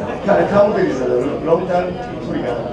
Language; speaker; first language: English; non-native, learner; Japanese